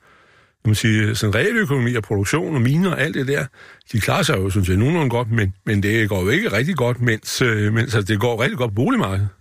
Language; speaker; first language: Danish; native; Danish